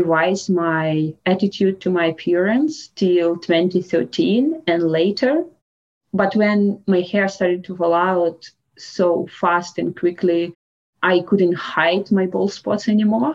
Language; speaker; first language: English; non-native, fluent; Russian